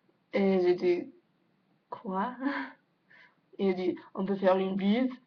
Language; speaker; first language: French; non-native, learner; English